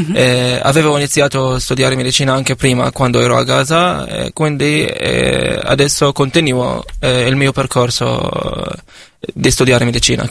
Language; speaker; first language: Italian; non-native, fluent; Arabic